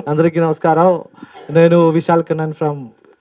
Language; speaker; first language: Telugu; non-native, learner; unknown